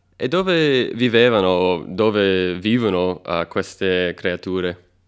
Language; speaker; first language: Italian; non-native, fluent; English